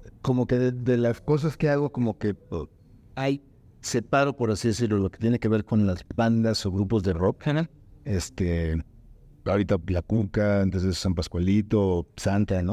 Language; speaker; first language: Spanish; native; Spanish